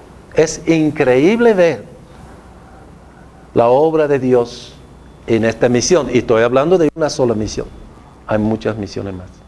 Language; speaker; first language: Spanish; non-native, fluent; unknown